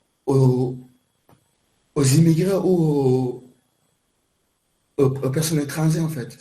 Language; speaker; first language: French; non-native, learner; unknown